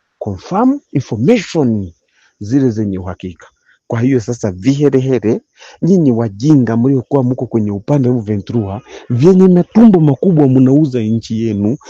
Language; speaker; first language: Swahili; non-native, local second language; Kinyarwanda